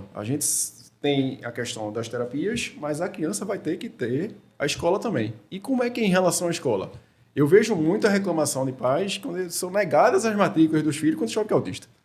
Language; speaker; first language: Portuguese; native; Portuguese